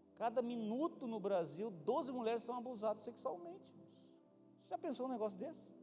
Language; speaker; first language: Portuguese; native; Portuguese